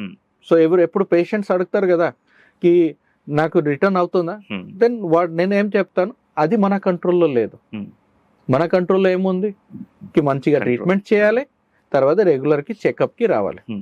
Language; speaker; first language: Telugu; non-native, learner; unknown